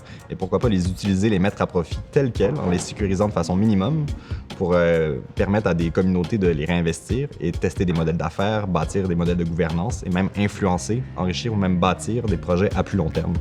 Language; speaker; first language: French; native; French